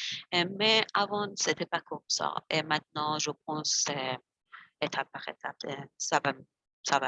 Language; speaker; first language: French; non-native, learner; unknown